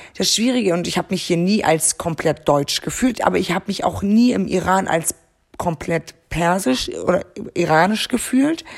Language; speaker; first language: German; early bilingual, other home language; Persian